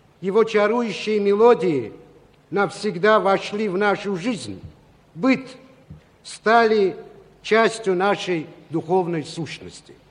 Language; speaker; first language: Russian; non-native, local second language; Azerbaijani